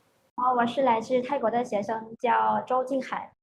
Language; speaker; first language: Chinese; non-native, learner; Thai